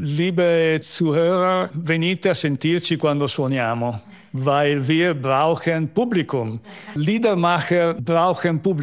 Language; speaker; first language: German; non-native, learner; Italian